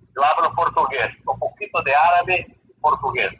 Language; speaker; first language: Spanish; non-native, learner; Portuguese